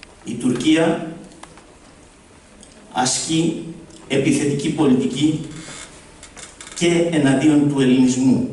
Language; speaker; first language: Greek; native; Greek